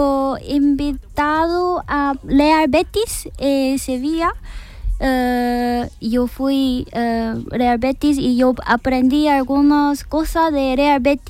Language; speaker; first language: Spanish; non-native, learner; Korean